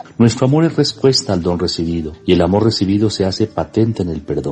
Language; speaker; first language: Spanish; native; Spanish